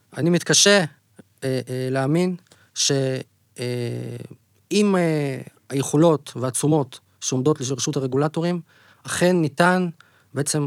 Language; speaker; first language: Hebrew; native; Hebrew